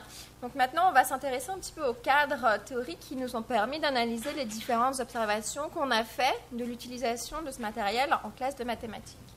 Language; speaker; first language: French; native; French